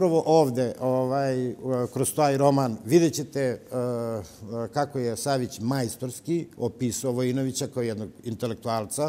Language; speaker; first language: Serbian; native; Serbian